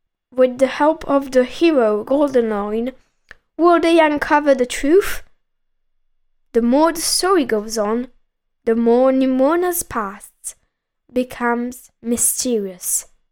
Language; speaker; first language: English; non-native, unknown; Italian